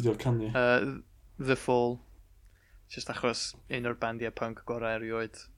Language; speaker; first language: Welsh; native; Welsh